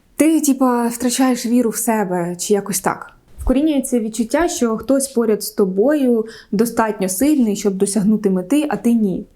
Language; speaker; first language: Ukrainian; non-native, local second language; Russian